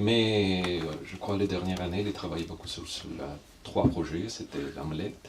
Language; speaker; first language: French; non-native, fluent; Russian